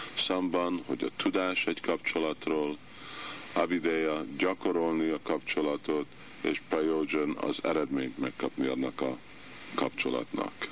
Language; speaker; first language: Hungarian; early bilingual, heritage; Hungarian